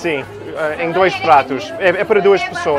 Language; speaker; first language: Portuguese; native; Portuguese